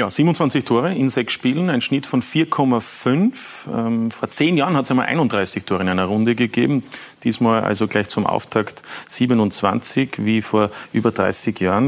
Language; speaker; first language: German; native; German